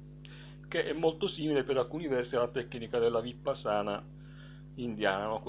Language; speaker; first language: Italian; native; Italian